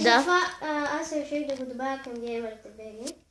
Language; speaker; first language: Bulgarian; native; Bulgarian